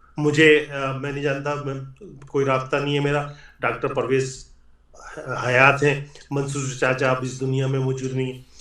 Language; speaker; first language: Urdu; native; Urdu